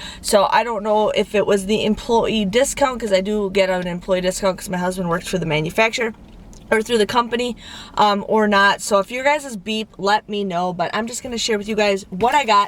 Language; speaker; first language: English; native; English